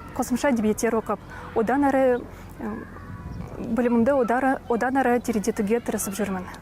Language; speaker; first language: Kazakh; non-native, local second language; Russian